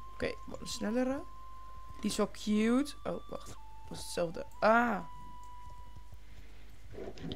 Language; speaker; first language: Dutch; native; Dutch